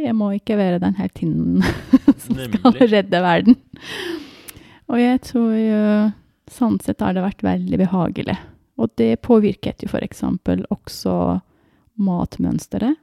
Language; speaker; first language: Norwegian; non-native, fluent; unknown